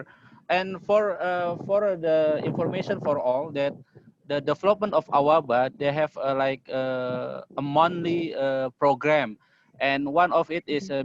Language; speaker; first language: English; non-native, learner; Indonesian